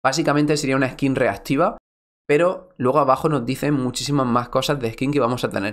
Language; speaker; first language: Spanish; native; Spanish